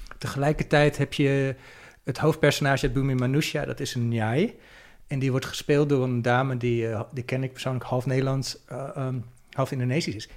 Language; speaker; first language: Dutch; native; Dutch